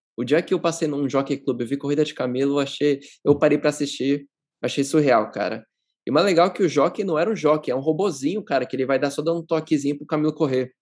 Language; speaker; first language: Portuguese; native; Portuguese